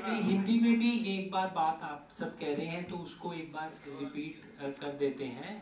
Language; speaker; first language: Hindi; non-native, local second language; Marathi